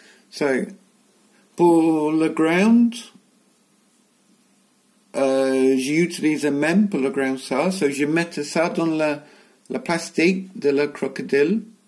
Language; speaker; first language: French; non-native, learner; English